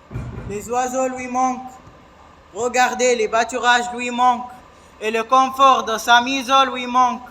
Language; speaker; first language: French; non-native, learner; Arabic